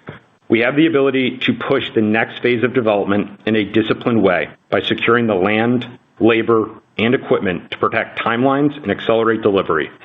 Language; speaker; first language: English; native; English